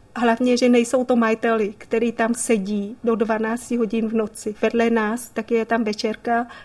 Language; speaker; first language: Czech; non-native, fluent; Vietnamese